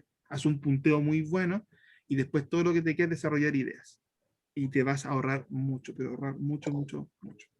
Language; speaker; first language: Spanish; native; Spanish